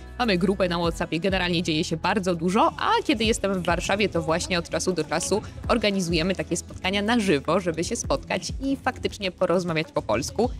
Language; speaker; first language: Polish; native; Polish